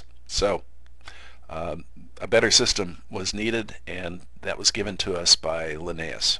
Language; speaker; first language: English; native; English